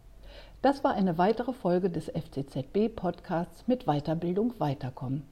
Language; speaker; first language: German; native; German